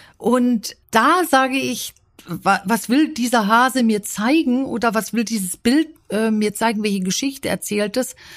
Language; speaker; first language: German; native; German